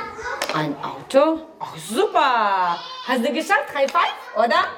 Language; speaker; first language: German; non-native, learner; Ukrainian